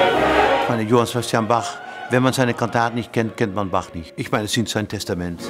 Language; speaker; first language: German; non-native, fluent; Dutch